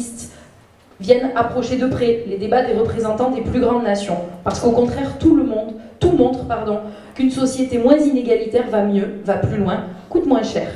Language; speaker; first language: French; native; French